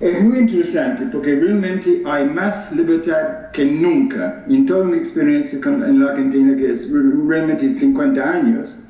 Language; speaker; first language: Spanish; non-native, fluent; English